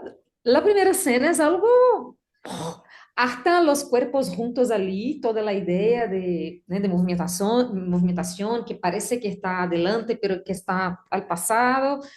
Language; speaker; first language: Spanish; non-native, learner; Portuguese